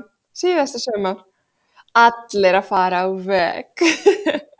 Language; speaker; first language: Icelandic; non-native, fluent; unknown